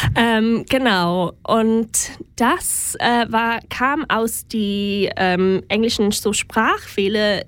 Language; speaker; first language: German; non-native, fluent; English